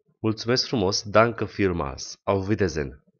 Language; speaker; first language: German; non-native, fluent; Romanian